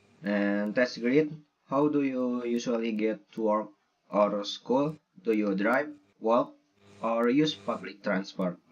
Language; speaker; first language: English; non-native, learner; Indonesian